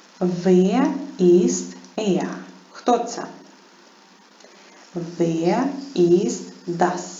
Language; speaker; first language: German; non-native, fluent; Ukrainian